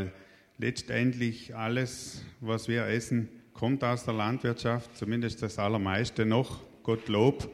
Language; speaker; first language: German; native; German